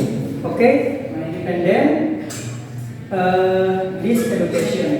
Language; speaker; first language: English; non-native, learner; Indonesian